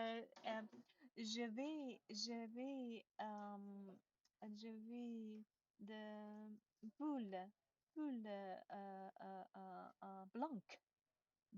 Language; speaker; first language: French; non-native, learner; Chinese